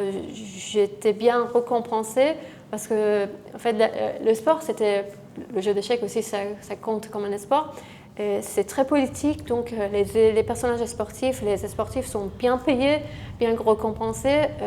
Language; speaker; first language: French; non-native, fluent; Persian